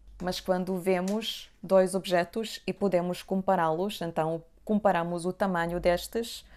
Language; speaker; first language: Portuguese; non-native, fluent; Serbian